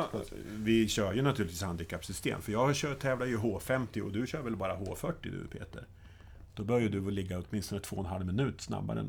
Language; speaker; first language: Swedish; native; Swedish